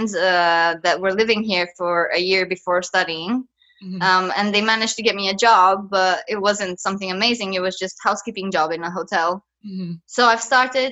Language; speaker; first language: English; non-native, fluent; Romanian